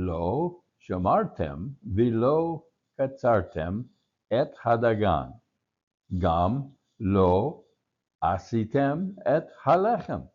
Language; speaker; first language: Hebrew; non-native, learner; English